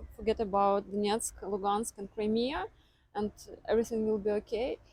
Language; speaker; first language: English; non-native, learner; Ukrainian